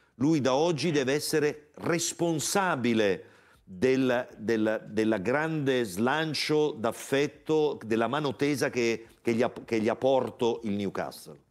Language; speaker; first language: Italian; native; Italian